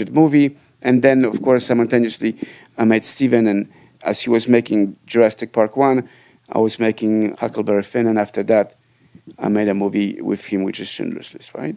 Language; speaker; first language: English; non-native, fluent; Polish